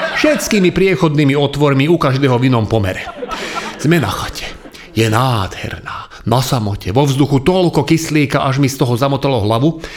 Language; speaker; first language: Slovak; non-native, local second language; Hungarian